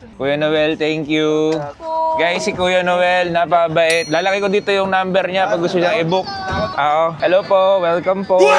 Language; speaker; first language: Filipino; non-native, local second language; Pampanga